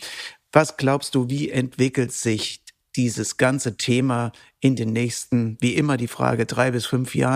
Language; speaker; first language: German; native; German